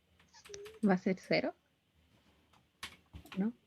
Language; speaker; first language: Spanish; native; Spanish